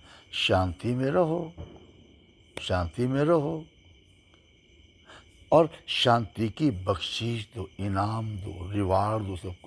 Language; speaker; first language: Hindi; native; Hindi